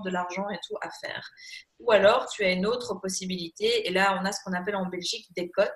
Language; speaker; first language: French; native; French